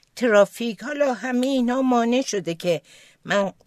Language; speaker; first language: Persian; non-native, local second language; Azerbaijani